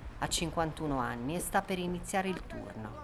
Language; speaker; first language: Italian; native; Italian